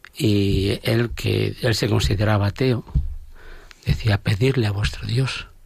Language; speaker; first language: Spanish; native; Spanish